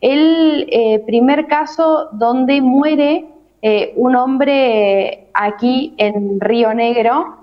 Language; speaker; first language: Spanish; native; Spanish